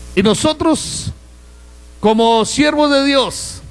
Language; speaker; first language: Spanish; native; Spanish